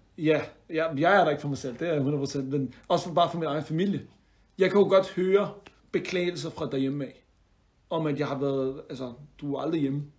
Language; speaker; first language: Danish; early bilingual, other home language; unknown